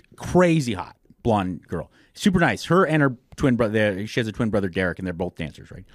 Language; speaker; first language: English; native; English